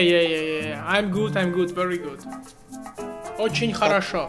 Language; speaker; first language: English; non-native, learner; Russian